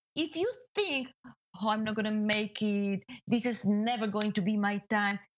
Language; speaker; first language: English; non-native, fluent; Spanish